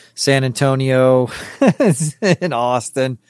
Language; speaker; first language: English; native; English